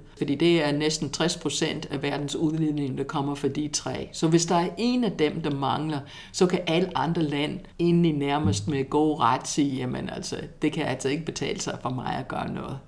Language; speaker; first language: Danish; non-native, fluent; English